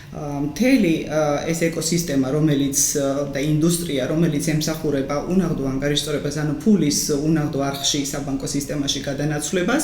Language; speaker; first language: Georgian; native; Georgian